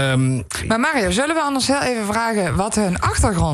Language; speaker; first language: Dutch; native; Dutch